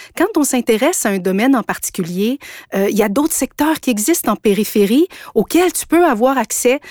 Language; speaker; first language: French; native; French